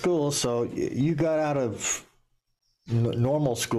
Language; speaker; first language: English; native; English